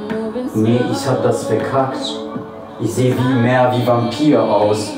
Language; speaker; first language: German; non-native, fluent; Polish